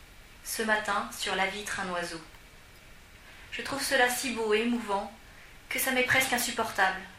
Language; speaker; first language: French; native; French